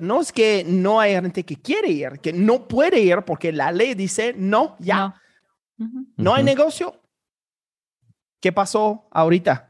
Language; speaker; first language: Spanish; non-native, fluent; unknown